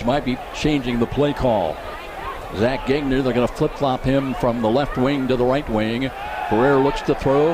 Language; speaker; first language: English; native; English